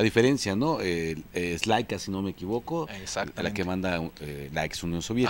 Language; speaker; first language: Spanish; native; Spanish